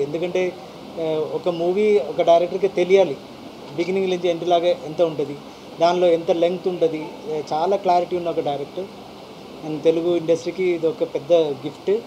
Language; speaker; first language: Telugu; non-native, fluent; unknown